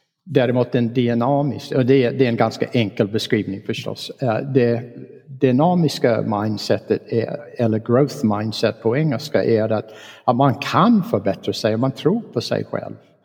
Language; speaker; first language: Swedish; non-native, fluent; English